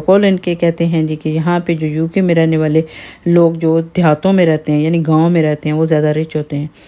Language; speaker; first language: Urdu; non-native, local second language; Pahari-Potwari